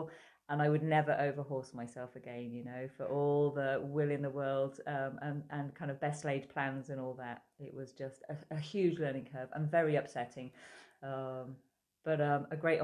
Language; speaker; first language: English; native; English